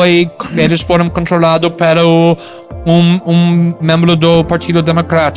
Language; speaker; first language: Portuguese; non-native, fluent; English